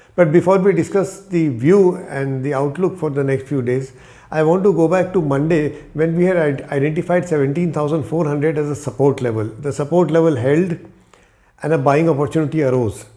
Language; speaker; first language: English; non-native, local second language; Hindi